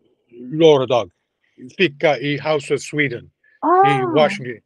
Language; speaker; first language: Swedish; non-native, learner; Russian